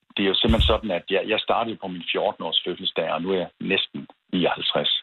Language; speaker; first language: Danish; native; Danish